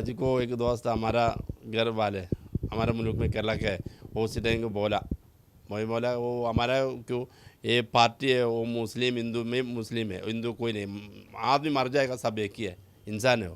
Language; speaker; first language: Hindi; non-native, local second language; Malayalam